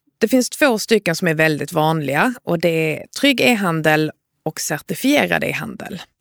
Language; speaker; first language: Swedish; native; Swedish